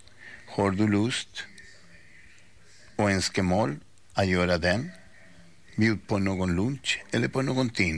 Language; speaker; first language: Swedish; non-native, fluent; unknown